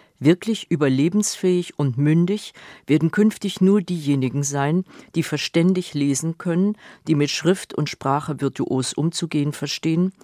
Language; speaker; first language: German; native; German